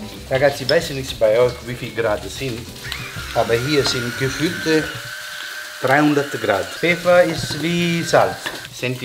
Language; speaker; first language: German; non-native, learner; Italian